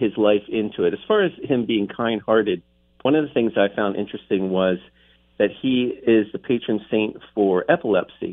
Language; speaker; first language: English; native; English